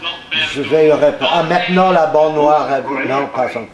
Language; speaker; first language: French; non-native, fluent; English